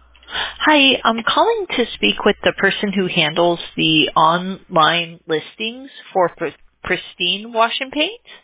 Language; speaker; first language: English; native; English